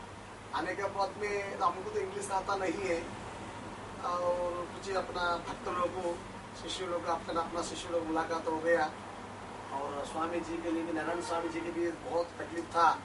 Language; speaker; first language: Hindi; non-native, local second language; Telugu